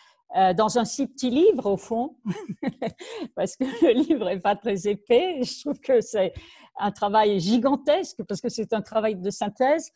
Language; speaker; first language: French; native; French